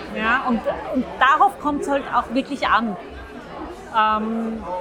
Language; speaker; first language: German; early bilingual, other home language; Zaza